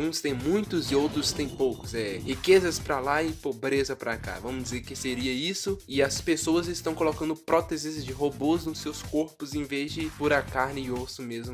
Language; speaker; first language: Portuguese; native; Portuguese